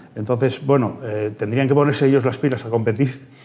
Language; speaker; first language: Spanish; native; Spanish